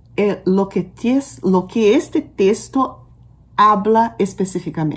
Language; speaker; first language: Spanish; non-native, learner; Portuguese